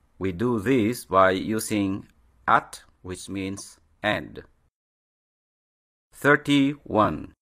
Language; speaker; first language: English; native; English